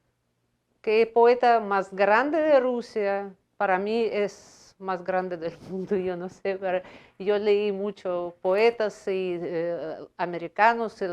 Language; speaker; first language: Spanish; non-native, fluent; Russian